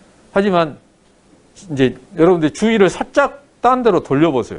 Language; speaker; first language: Korean; native; Korean